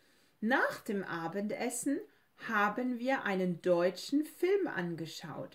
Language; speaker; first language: German; non-native, fluent; French